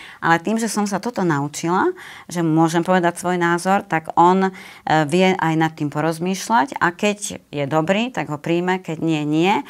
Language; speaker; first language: Slovak; native; Slovak